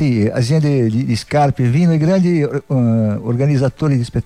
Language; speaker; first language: Italian; non-native, learner; Portuguese